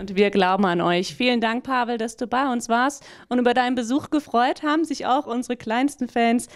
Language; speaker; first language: German; native; German